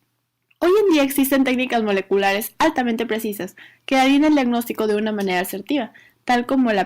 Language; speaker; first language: Spanish; native; Spanish